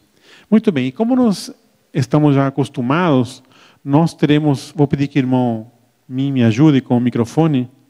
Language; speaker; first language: Portuguese; native; Portuguese